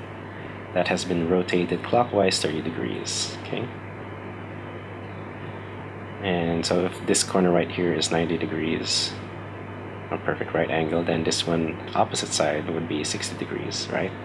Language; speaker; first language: English; native; English